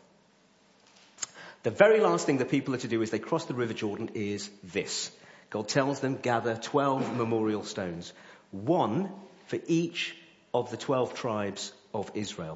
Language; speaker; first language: English; native; English